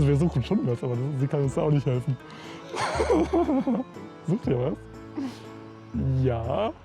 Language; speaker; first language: German; native; German